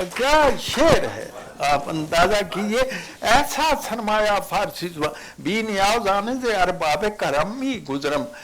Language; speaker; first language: Urdu; non-native, local second language; Punjabi